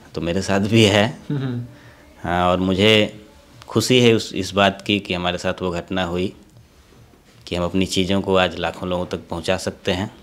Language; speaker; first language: Hindi; native; Hindi